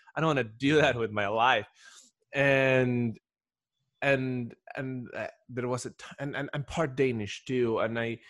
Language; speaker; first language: English; non-native, fluent; Spanish